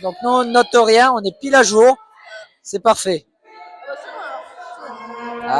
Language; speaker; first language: French; native; French